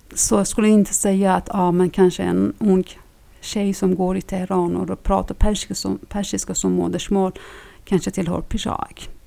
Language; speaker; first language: Swedish; non-native, fluent; Persian